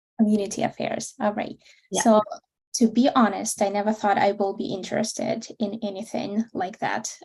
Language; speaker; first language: English; non-native, fluent; Russian